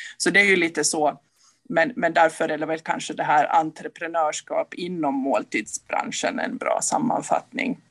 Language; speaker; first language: Swedish; native; Swedish